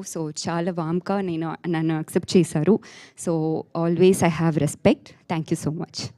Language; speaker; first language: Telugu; non-native, learner; Tamil